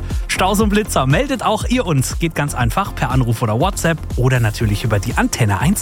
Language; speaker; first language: German; native; German